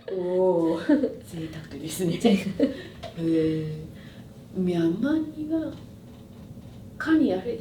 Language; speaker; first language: Japanese; non-native, learner; English